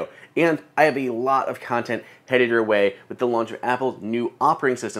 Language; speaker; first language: English; native; English